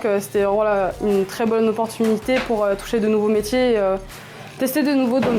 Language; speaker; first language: French; native; French